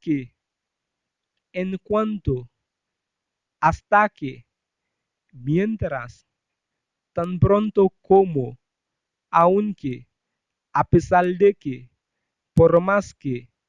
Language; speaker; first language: Spanish; non-native, fluent; Haitian Creole